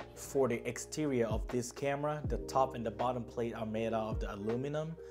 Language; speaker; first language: English; non-native, fluent; Thai